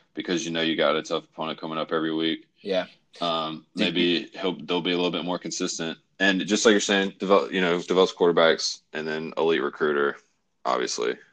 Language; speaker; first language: English; native; English